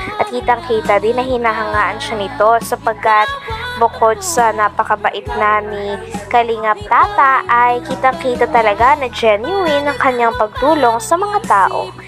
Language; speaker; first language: Filipino; native; Filipino